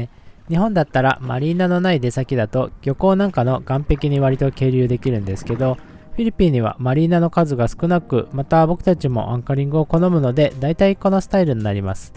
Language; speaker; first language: Japanese; native; Japanese